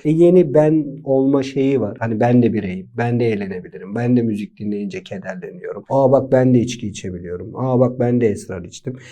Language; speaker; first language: Turkish; native; Turkish